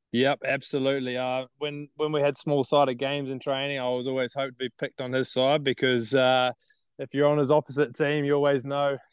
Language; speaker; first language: English; native; English